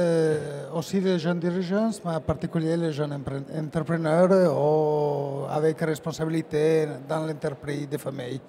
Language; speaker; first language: French; non-native, learner; Italian